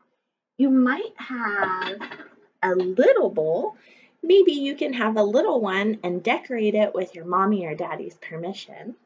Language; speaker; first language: English; native; English